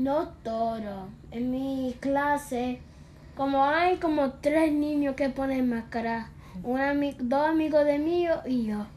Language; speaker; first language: Spanish; early bilingual, heritage; Spanish